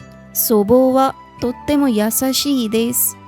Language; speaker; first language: Japanese; non-native, fluent; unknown